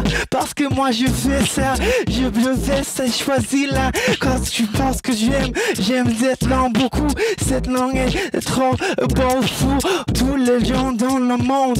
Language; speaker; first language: French; non-native, learner; English